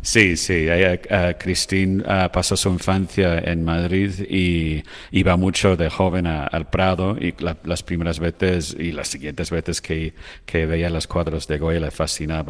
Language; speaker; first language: Spanish; non-native, fluent; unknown